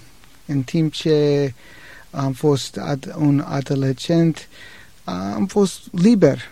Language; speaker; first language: Romanian; non-native, learner; English